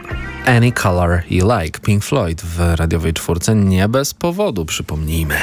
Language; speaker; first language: Polish; native; Polish